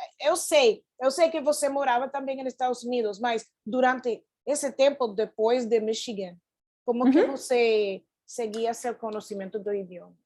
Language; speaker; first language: Portuguese; non-native, fluent; Spanish